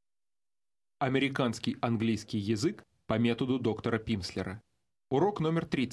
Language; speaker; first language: Russian; native; Russian